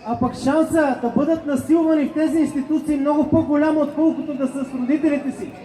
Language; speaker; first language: Bulgarian; native; Bulgarian